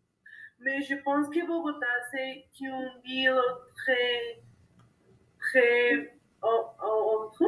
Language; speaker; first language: French; non-native, learner; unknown